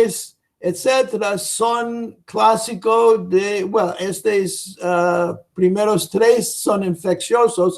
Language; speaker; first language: Spanish; non-native, fluent; English